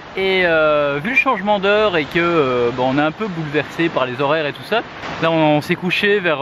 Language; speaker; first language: French; native; French